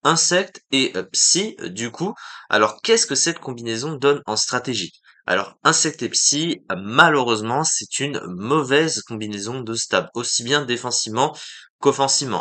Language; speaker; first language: French; native; French